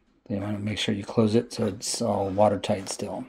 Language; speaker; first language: English; native; English